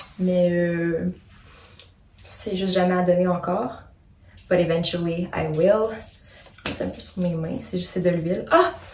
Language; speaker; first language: French; native; French